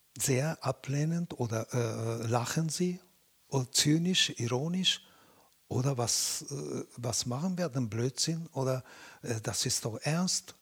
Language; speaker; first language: German; non-native, fluent; Japanese